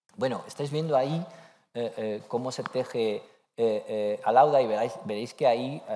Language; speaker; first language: Spanish; native; Spanish